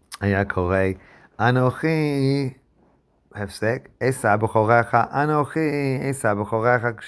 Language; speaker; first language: Hebrew; non-native, fluent; English